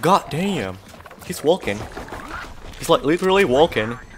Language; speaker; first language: English; non-native, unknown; Indonesian